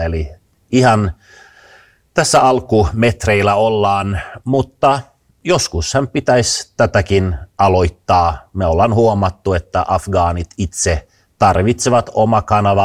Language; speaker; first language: Finnish; early bilingual, heritage; Finnish